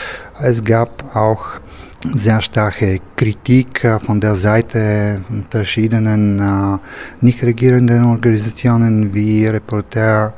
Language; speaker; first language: German; non-native, fluent; Bulgarian